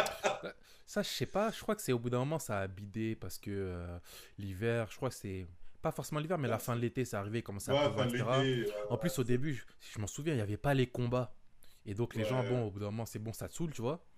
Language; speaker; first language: French; native; French